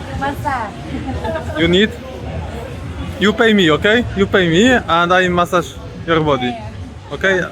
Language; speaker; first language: English; non-native, learner; Polish